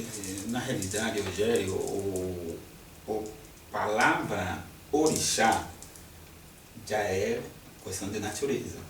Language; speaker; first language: Portuguese; non-native, fluent; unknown